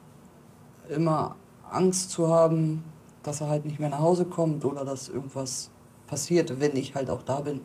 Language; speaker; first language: German; native; German